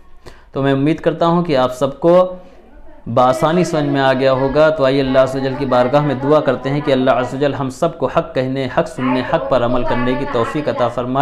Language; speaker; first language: Urdu; native; Urdu